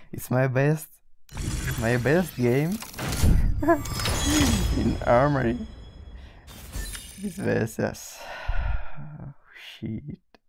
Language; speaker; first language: English; non-native, learner; Russian